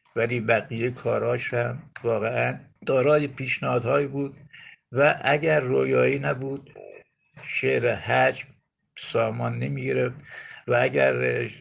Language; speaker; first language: Persian; native; Persian